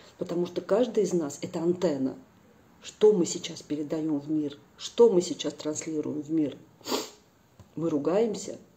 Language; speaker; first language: Russian; native; Russian